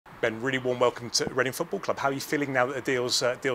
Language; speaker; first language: English; native; English